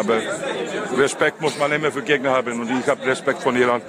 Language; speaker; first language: German; non-native, fluent; Icelandic